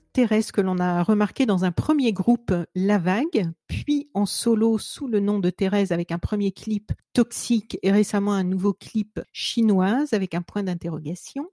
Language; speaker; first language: French; native; French